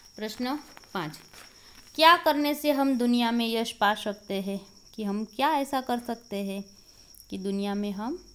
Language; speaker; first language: Hindi; non-native, local second language; Gujarati